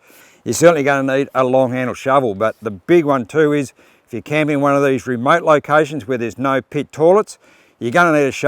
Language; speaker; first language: English; native; English